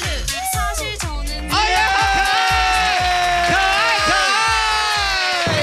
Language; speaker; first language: Chinese; native; Chinese